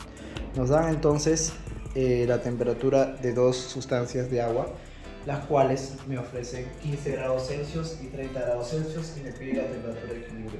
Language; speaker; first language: Spanish; native; Spanish